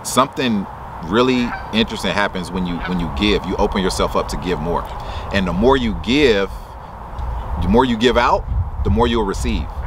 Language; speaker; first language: English; native; English